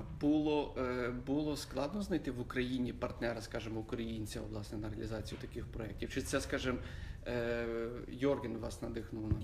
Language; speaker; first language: Ukrainian; native; Ukrainian